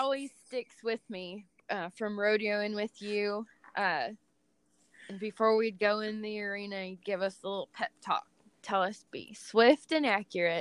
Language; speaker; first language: English; native; English